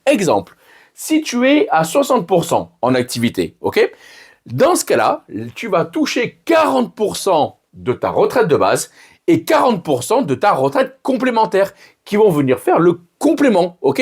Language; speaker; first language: French; native; French